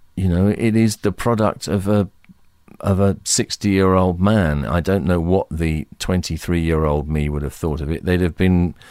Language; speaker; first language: English; native; English